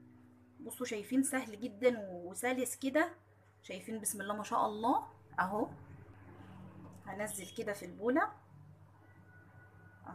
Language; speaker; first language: Arabic; native; Arabic